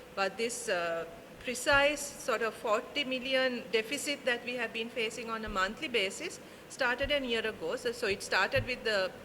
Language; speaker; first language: English; non-native, local second language; Sinhala